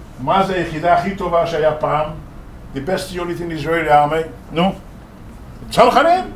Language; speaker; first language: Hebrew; non-native, local second language; Arabic